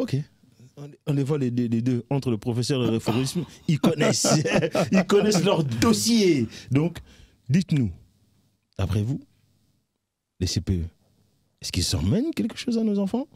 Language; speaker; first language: French; native; French